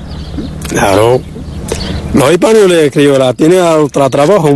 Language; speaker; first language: Spanish; non-native, learner; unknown